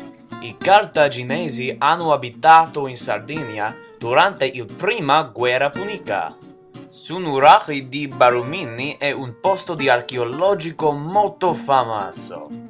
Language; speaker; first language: Italian; non-native, learner; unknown